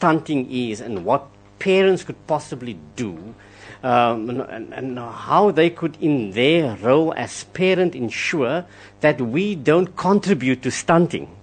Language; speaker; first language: English; non-native, local second language; Afrikaans